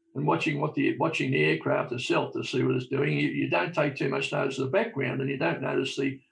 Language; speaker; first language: English; native; English